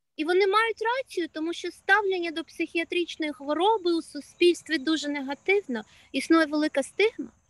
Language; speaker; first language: Ukrainian; non-native, local second language; Russian